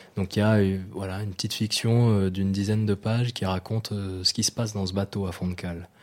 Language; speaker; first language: French; native; French